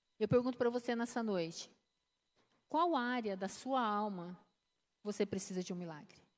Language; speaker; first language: Portuguese; native; Portuguese